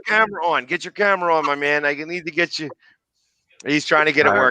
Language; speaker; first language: English; native; English